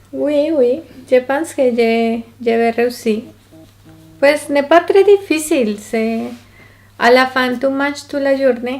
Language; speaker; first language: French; non-native, learner; Spanish